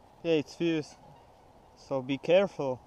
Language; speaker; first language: English; non-native, learner; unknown